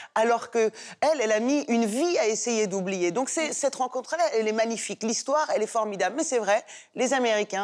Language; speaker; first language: French; non-native, fluent; Persian